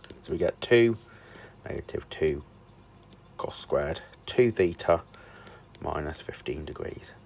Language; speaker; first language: English; native; English